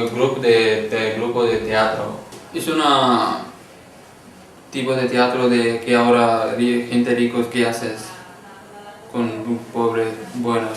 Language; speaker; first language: Spanish; non-native, learner; Punjabi